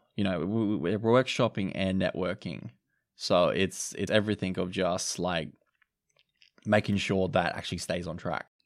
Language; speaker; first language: English; native; English